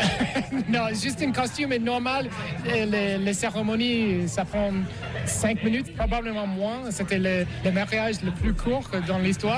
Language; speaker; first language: French; non-native, learner; English